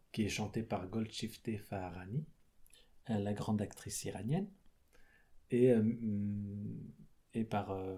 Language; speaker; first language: French; native; French